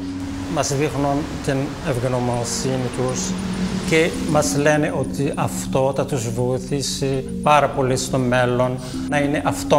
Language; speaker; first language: Greek; non-native, fluent; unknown